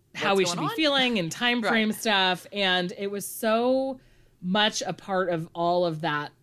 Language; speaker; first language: English; native; English